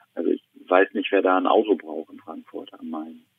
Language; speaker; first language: German; native; German